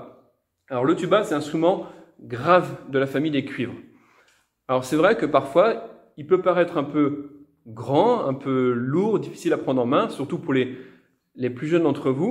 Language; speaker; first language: French; native; French